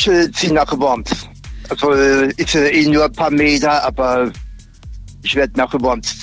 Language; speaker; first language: German; native; German